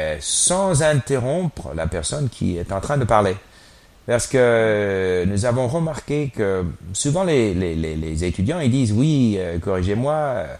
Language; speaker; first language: French; non-native, fluent; English